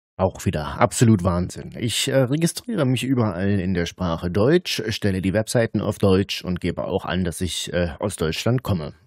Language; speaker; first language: German; native; German